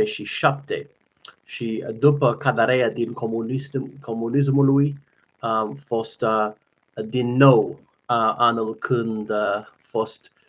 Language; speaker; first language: Romanian; non-native, learner; English